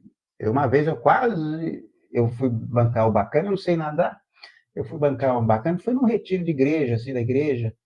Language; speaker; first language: Portuguese; native; Portuguese